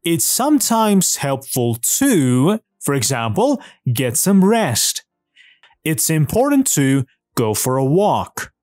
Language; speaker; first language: English; non-native, fluent; Persian